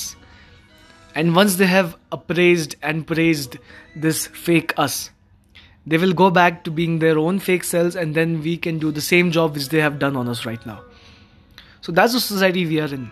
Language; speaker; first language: English; non-native, local second language; Hindi